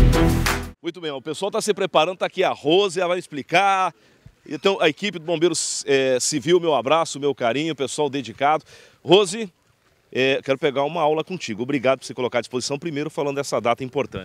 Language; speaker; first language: Portuguese; native; Portuguese